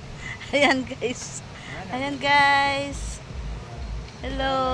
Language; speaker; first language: Filipino; native; Filipino